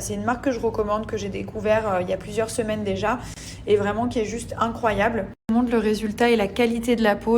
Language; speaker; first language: French; native; French